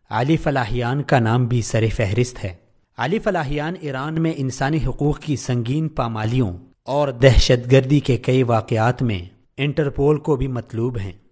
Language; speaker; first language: Urdu; native; Urdu